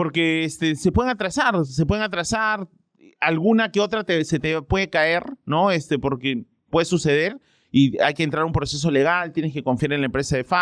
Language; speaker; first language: Spanish; native; Spanish